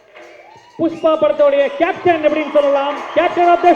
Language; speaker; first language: Tamil; native; Tamil